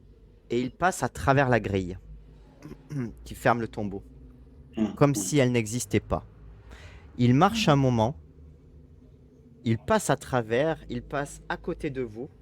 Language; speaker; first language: French; native; French